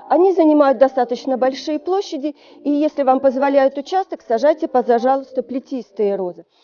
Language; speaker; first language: Russian; native; Russian